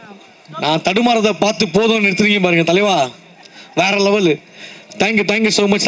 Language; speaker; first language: Tamil; native; Tamil